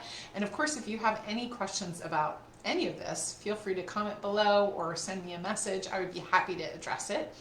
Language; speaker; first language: English; native; English